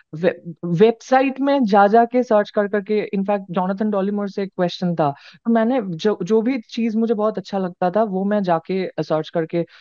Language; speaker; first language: Hindi; non-native, local second language; Bangla